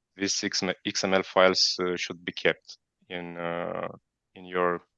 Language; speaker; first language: English; non-native, fluent; Romanian